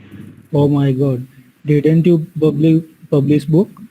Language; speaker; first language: English; non-native, learner; Hindi